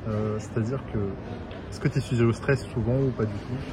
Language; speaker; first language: French; native; French